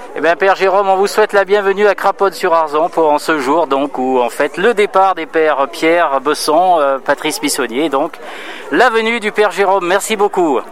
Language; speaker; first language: French; native; French